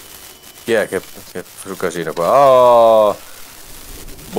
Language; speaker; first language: Italian; native; Italian